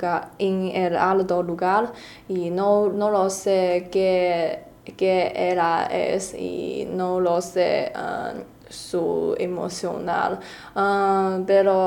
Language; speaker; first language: Spanish; non-native, learner; Chinese